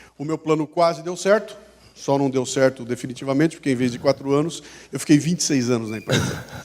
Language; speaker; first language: Portuguese; native; Portuguese